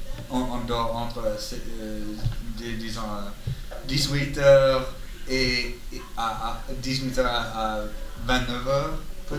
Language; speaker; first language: French; non-native, learner; English